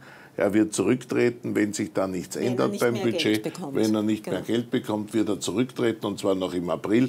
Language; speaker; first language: German; native; German